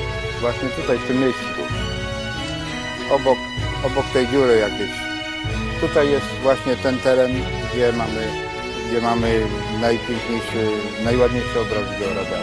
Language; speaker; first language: Polish; native; Polish